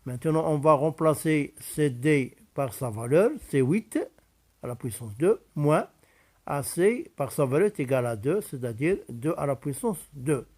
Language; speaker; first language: French; non-native, local second language; Arabic